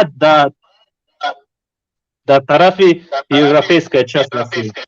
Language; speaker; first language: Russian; non-native, local second language; Tajik